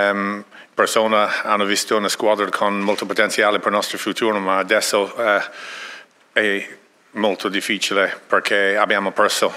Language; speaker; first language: Italian; non-native, learner; English